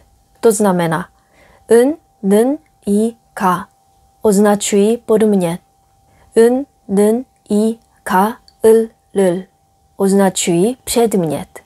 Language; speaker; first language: Czech; non-native, fluent; Korean